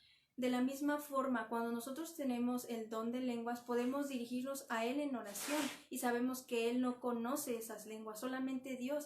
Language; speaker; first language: Spanish; native; Spanish